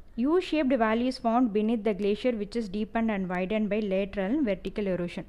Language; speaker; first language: English; non-native, local second language; Tamil